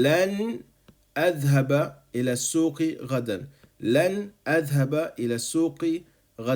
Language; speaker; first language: Arabic; non-native, fluent; English